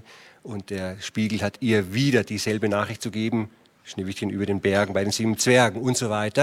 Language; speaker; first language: German; native; German